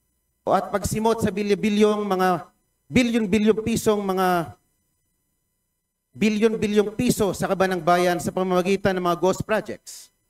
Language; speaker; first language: Filipino; native; Filipino